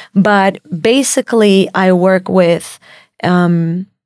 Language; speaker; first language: English; non-native, fluent; Spanish